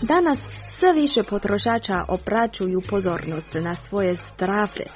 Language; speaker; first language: Croatian; native; Croatian